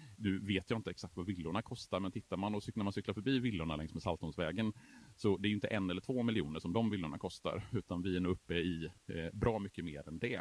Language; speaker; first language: Swedish; native; Swedish